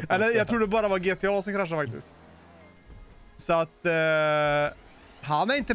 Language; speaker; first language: Swedish; native; Swedish